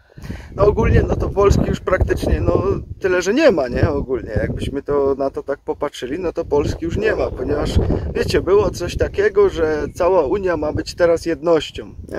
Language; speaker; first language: Polish; native; Polish